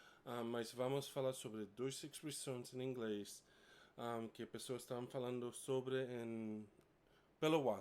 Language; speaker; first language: Portuguese; non-native, fluent; English